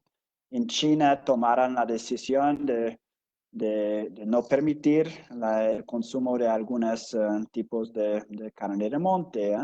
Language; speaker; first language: Spanish; non-native, fluent; English